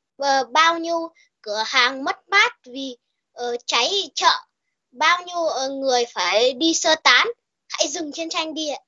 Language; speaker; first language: Vietnamese; early bilingual, heritage; Vietnamese